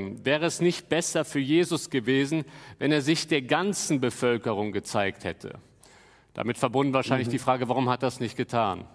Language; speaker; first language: German; native; German